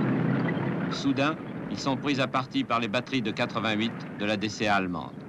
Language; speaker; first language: French; native; French